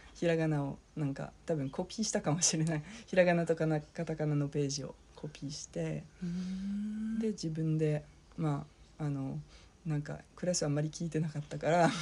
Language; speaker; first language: Japanese; non-native, fluent; French